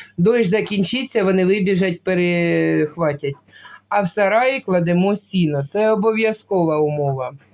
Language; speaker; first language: Ukrainian; non-native, local second language; Russian